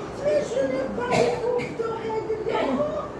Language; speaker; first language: French; non-native, learner; Portuguese